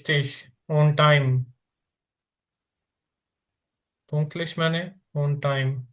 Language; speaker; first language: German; non-native, learner; Urdu